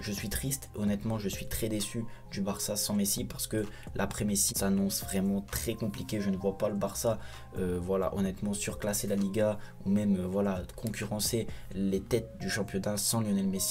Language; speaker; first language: French; native; French